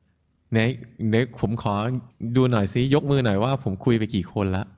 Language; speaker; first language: Thai; native; Thai